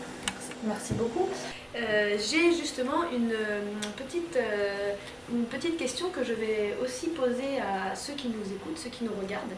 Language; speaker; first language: French; native; French